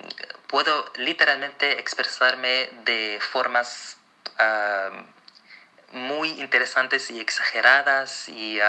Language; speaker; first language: Spanish; non-native, fluent; Arabic